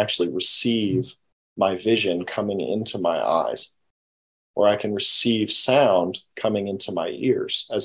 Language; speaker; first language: English; native; English